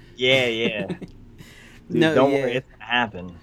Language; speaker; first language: English; native; English